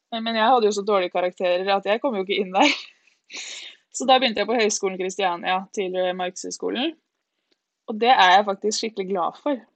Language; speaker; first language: Norwegian; native; Norwegian